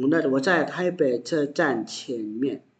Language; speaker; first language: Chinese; non-native, fluent; Indonesian